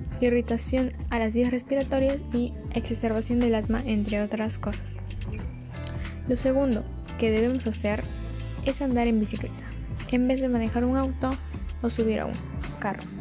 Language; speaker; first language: Spanish; native; Spanish